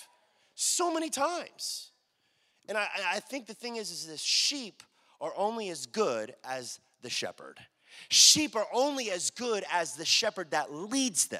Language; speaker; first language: English; native; English